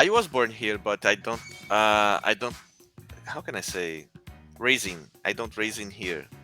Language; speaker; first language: English; non-native, learner; Portuguese